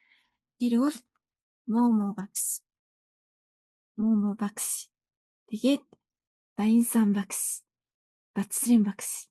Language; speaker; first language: Mongolian; non-native, fluent; Japanese